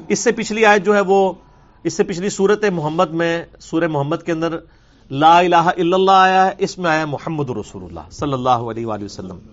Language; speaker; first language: Urdu; non-native, local second language; Punjabi